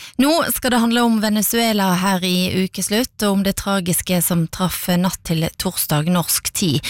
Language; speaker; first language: Norwegian; native; Norwegian